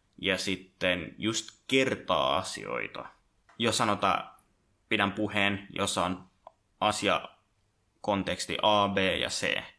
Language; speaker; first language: Finnish; early bilingual, other home language; Bangla